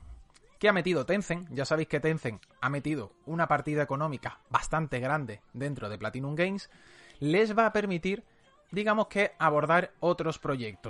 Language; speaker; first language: Spanish; native; Spanish